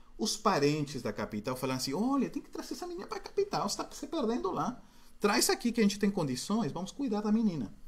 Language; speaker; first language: Portuguese; non-native, fluent; Spanish